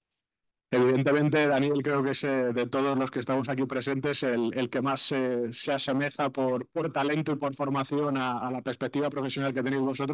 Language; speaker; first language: Spanish; native; Spanish